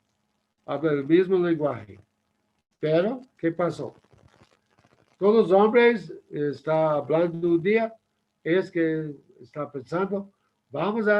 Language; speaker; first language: Spanish; non-native, learner; English